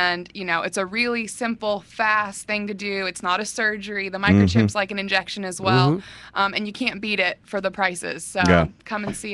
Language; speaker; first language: English; native; English